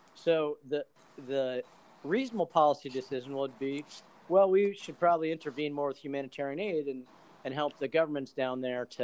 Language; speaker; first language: English; native; English